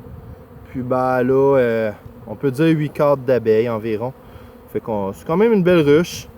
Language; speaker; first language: French; native; French